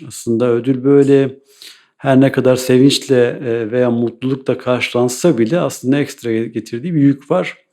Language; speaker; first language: Turkish; native; Turkish